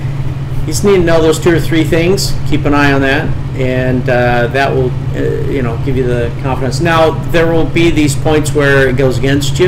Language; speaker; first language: English; native; English